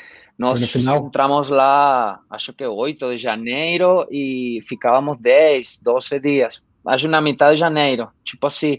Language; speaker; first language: Portuguese; non-native, fluent; Spanish